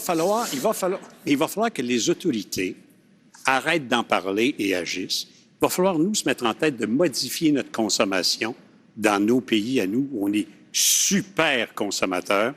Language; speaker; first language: French; native; French